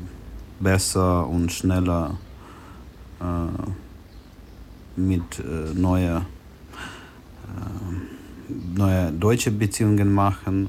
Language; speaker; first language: German; non-native, learner; Ukrainian